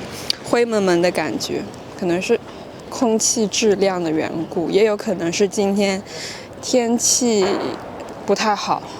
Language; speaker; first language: Chinese; non-native, fluent; French